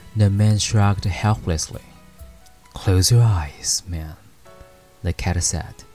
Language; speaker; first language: English; non-native, fluent; Chinese